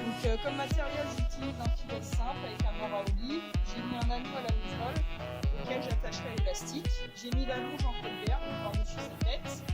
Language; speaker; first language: French; native; French